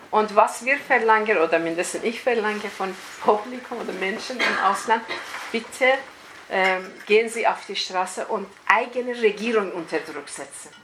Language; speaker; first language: German; non-native, fluent; Persian